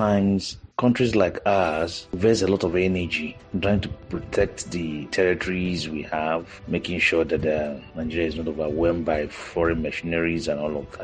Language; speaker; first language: English; non-native, local second language; Igbo